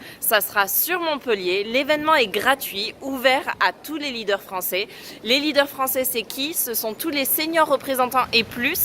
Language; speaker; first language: French; native; French